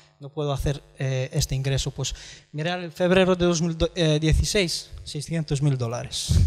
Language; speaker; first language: Spanish; non-native, fluent; Romanian